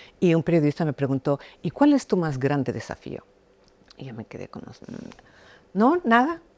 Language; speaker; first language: Spanish; early bilingual, heritage; Spanish